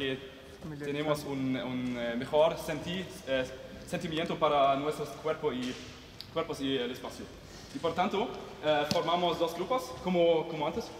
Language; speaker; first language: Spanish; non-native, learner; German